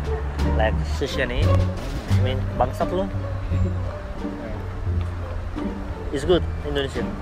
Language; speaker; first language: English; non-native, learner; Indonesian